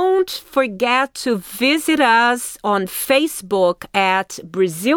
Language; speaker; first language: English; non-native, fluent; Portuguese